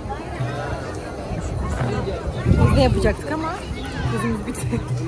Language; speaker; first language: Turkish; native; Turkish